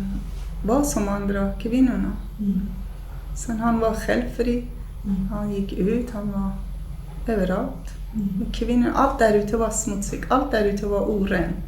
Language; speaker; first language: Swedish; non-native, fluent; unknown